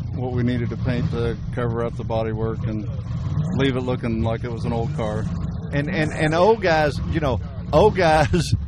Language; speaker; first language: English; native; English